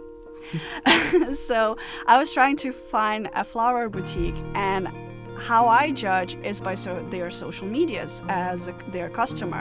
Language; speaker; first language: English; non-native, fluent; Russian